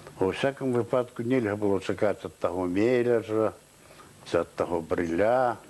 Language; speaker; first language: Belarusian; native; Belarusian